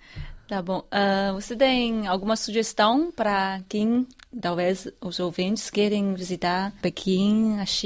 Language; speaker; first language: Portuguese; non-native, fluent; Chinese